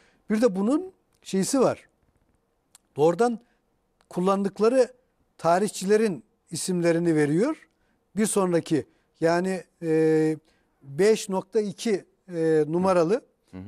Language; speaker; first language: Turkish; native; Turkish